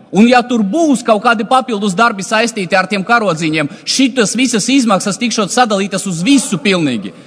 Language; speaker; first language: Latvian; non-native, local second language; Russian